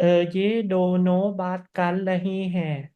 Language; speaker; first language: Hindi; non-native, learner; Thai